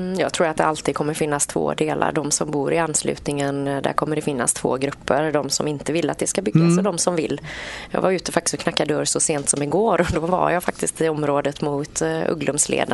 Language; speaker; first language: Swedish; native; Swedish